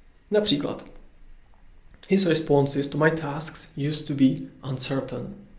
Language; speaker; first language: English; non-native, fluent; Czech